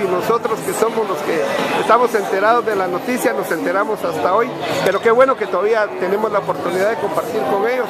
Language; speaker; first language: Spanish; native; Spanish